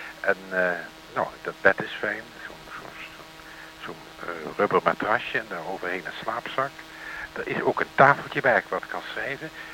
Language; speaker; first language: Dutch; native; Dutch